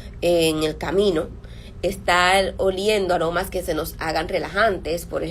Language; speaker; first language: Spanish; native; Spanish